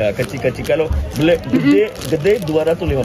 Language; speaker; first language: Indonesian; non-native, fluent; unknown